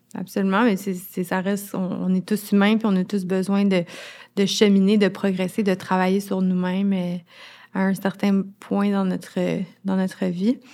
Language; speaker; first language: French; native; French